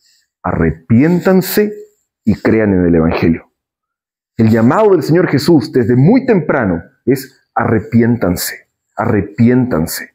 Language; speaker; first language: Spanish; native; Spanish